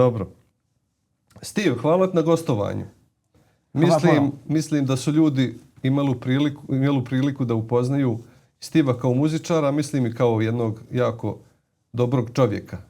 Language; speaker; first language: Bosnian; native; Bosnian